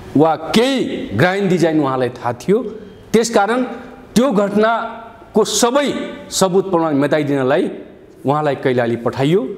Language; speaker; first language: Nepali; non-native, local second language; Dangaura Tharu